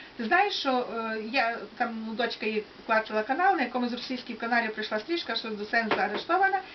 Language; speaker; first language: Ukrainian; native; Ukrainian